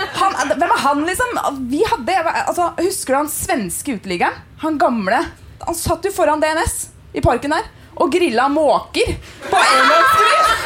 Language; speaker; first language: Norwegian; early bilingual, other home language; Turkish